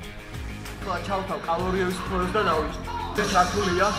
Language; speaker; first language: Georgian; native; Georgian